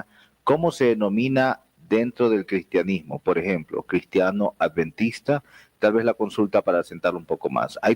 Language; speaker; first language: Spanish; native; Spanish